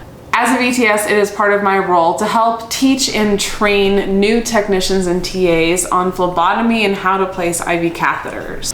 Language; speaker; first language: English; native; English